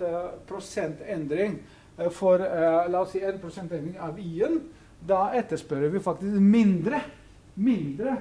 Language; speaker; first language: Norwegian; non-native, fluent; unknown